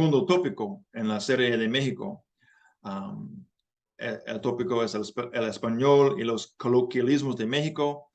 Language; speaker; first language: Spanish; non-native, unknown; English